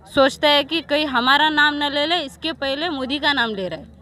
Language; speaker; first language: Hindi; non-native, local second language; Kannada